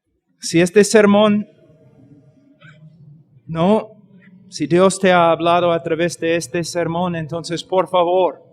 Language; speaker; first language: Spanish; non-native, fluent; English